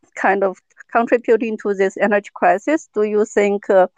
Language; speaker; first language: English; non-native, fluent; Chinese